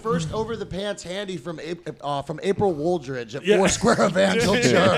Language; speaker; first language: English; native; English